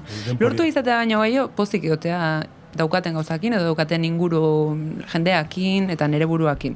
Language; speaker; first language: Basque; native; Basque